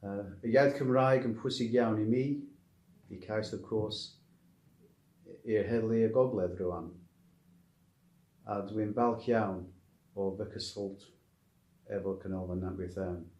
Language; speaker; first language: Welsh; non-native, learner; English